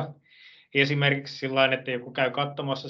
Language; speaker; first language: Finnish; native; Finnish